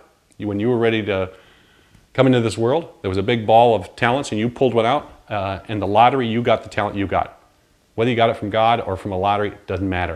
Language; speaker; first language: English; native; English